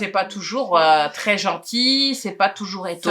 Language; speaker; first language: French; native; French